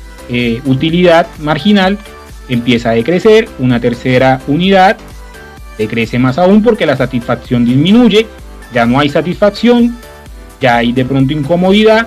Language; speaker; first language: Spanish; native; Spanish